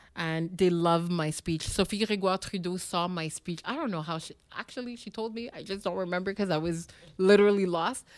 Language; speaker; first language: English; non-native, local second language; French